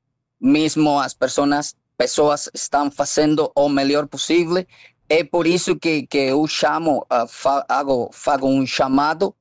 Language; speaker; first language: Portuguese; non-native, fluent; Spanish